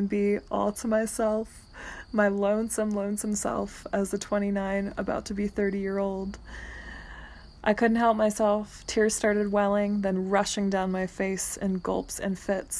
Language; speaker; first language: English; native; English